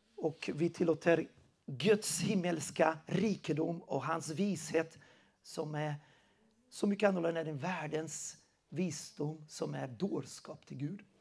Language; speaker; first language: Swedish; non-native, fluent; Portuguese